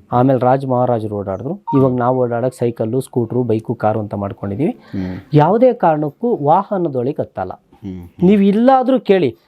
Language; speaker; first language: Kannada; native; Kannada